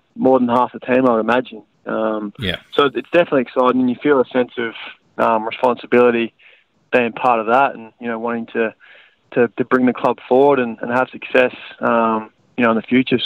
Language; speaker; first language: English; native; English